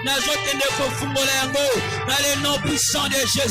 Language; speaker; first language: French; non-native, local second language; Lingala